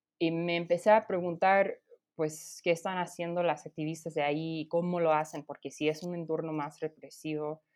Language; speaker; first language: Spanish; non-native, fluent; English